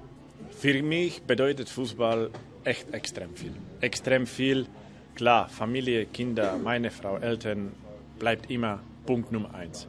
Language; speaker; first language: German; non-native, fluent; Slovak